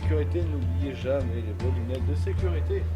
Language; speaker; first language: French; native; French